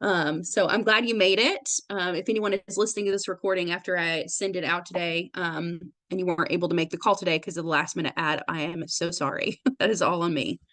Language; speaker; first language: English; native; English